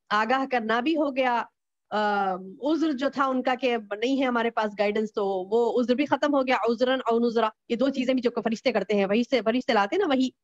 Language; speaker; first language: Hindi; native; Hindi